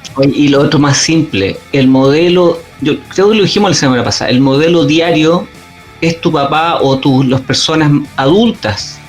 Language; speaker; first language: Spanish; native; Spanish